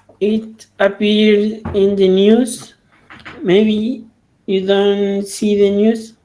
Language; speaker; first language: English; non-native, learner; Spanish